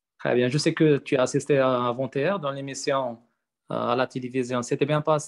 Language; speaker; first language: French; non-native, learner; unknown